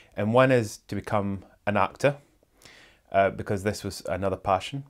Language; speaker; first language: English; native; English